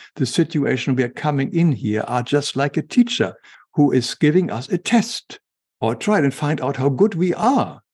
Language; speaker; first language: English; non-native, fluent; German